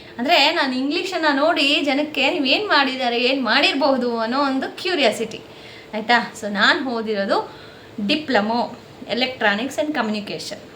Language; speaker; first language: Kannada; non-native, local second language; Telugu